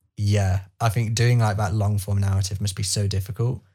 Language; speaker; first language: English; native; English